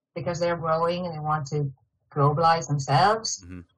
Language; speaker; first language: English; non-native, fluent; Chinese